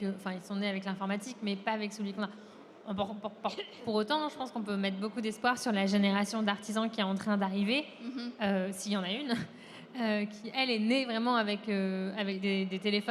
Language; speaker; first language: French; native; French